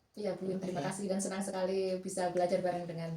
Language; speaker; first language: Indonesian; native; Indonesian